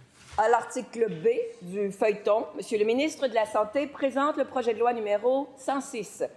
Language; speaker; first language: French; native; French